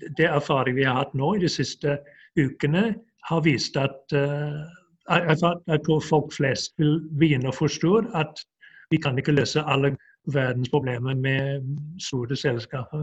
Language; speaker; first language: Norwegian; non-native, fluent; English